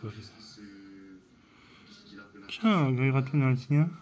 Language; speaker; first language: French; native; French